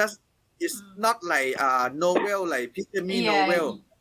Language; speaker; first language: English; non-native, learner; Thai